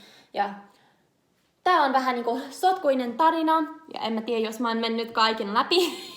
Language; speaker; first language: Finnish; non-native, learner; English